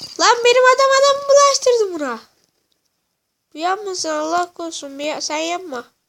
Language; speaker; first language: Turkish; native; Turkish